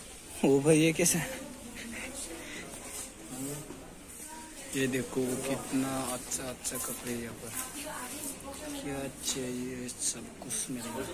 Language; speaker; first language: Hindi; non-native, local second language; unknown